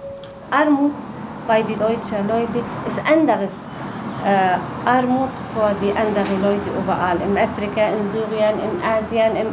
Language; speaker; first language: German; non-native, learner; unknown